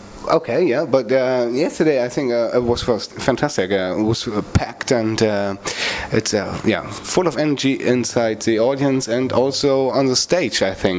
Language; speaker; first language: English; non-native, fluent; German